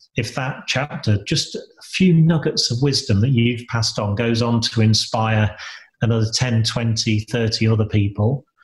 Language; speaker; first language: English; native; English